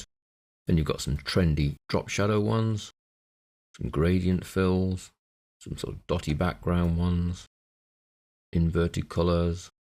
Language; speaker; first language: English; native; English